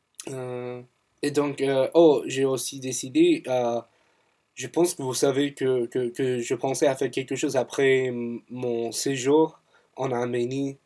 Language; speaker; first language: French; non-native, fluent; English